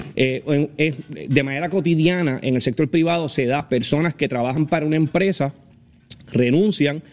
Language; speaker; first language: Spanish; native; Spanish